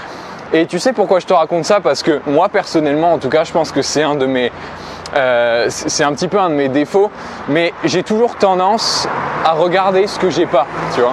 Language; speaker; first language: French; native; French